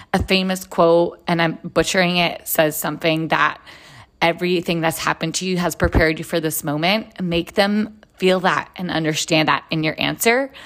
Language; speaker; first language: English; non-native, fluent; Hebrew